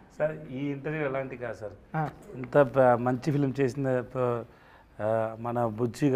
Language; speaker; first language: Telugu; non-native, learner; Tamil